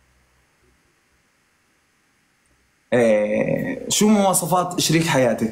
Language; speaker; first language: Arabic; native; Arabic